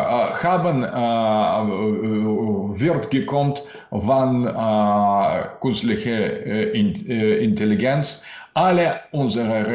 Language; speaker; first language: German; non-native, learner; Russian